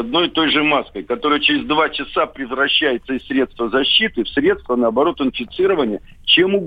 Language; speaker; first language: Russian; native; Russian